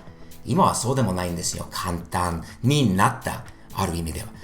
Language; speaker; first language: Japanese; non-native, fluent; English